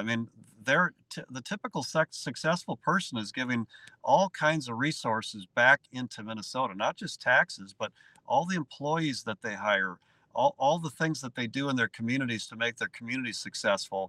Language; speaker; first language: English; native; English